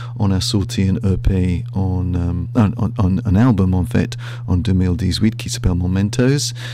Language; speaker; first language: French; non-native, fluent; English